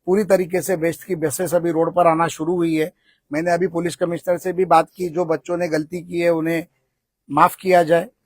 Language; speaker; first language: Hindi; non-native, local second language; Marathi